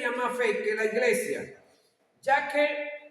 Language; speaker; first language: Spanish; native; Spanish